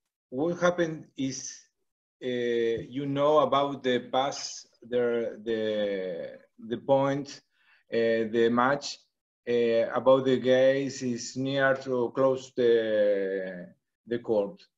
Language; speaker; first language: English; non-native, learner; Spanish